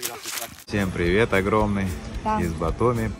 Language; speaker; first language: Russian; non-native, fluent; Georgian